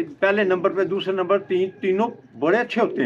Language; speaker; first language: Hindi; non-native, local second language; Punjabi